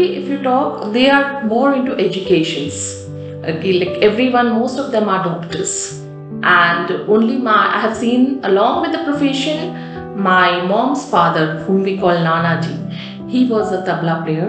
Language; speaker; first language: English; non-native, local second language; Hindi